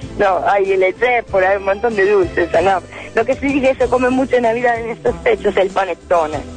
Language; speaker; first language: Spanish; non-native, fluent; Italian